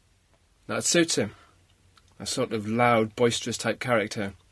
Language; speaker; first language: English; native; English